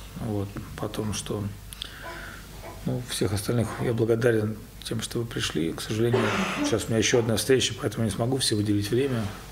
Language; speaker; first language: Russian; native; Russian